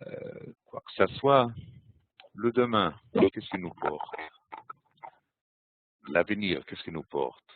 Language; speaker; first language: French; non-native, fluent; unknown